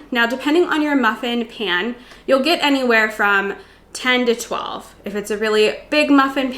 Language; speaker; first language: English; native; English